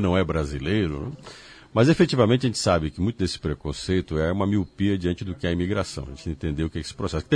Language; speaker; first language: Portuguese; native; Portuguese